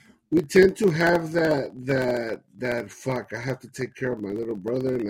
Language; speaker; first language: English; early bilingual, other home language; Spanish